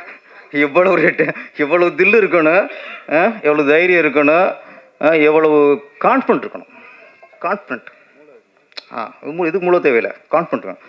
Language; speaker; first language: Tamil; native; Tamil